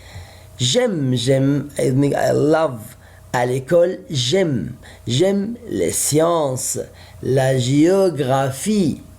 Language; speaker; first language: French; non-native, fluent; Arabic